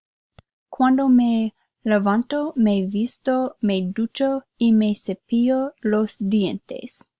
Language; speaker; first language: Spanish; non-native, learner; English